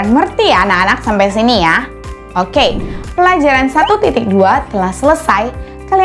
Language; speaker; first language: Indonesian; native; Indonesian